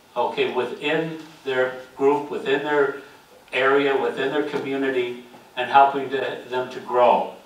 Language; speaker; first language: English; native; English